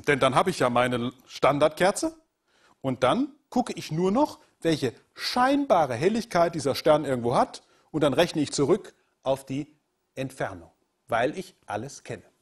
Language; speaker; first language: German; native; German